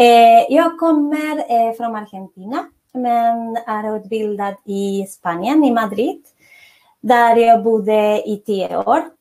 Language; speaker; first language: Swedish; non-native, fluent; Spanish